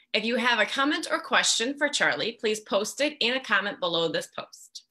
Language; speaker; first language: English; native; English